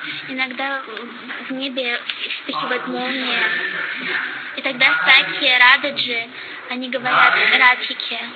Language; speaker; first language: Russian; native; Russian